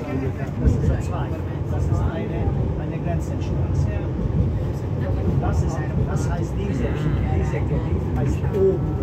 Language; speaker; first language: German; non-native, learner; Hungarian